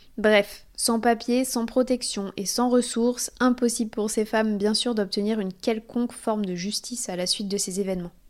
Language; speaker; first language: French; native; French